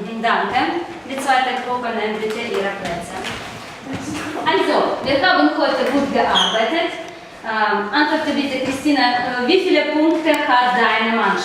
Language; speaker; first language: German; non-native, fluent; Russian